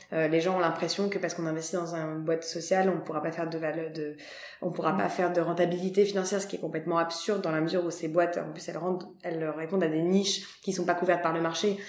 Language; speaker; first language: French; native; French